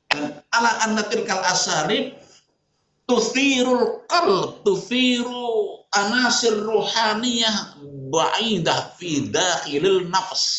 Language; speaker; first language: Arabic; non-native, fluent; Indonesian